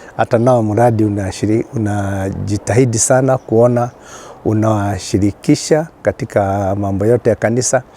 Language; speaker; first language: Swahili; non-native, local second language; Kikuyu